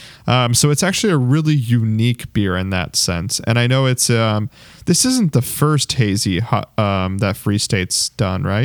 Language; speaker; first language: English; native; English